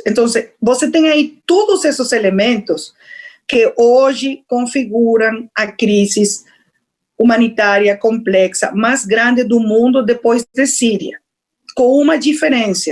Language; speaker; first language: Portuguese; non-native, fluent; Spanish